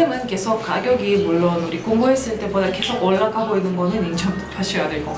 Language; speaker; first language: Korean; non-native, fluent; Russian